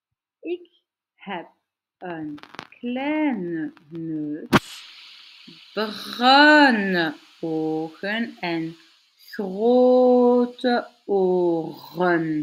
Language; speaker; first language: Dutch; non-native, local second language; French